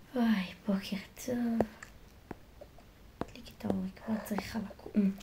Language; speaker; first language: Hebrew; native; Hebrew